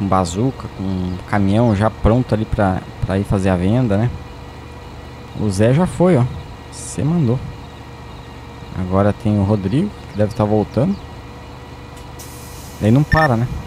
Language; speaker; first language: Portuguese; native; Portuguese